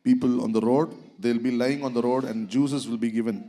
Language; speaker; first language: English; non-native, local second language; Tamil